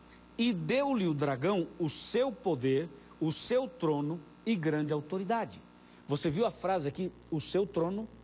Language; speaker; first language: Portuguese; native; Portuguese